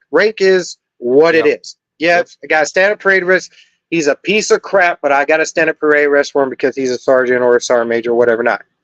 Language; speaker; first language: English; native; English